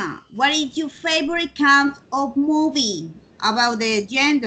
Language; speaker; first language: English; non-native, learner; Spanish